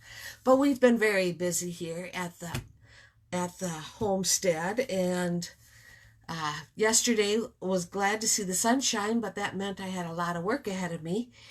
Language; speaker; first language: English; native; English